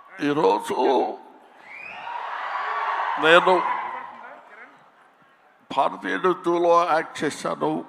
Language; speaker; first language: Telugu; native; Telugu